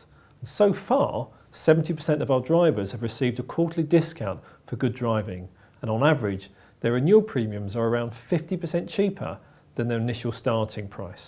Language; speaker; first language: English; native; English